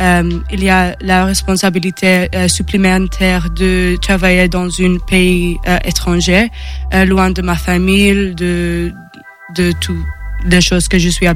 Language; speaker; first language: French; non-native, fluent; Maltese